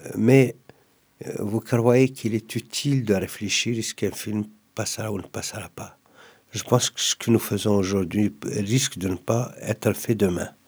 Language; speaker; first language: French; non-native, local second language; Kabyle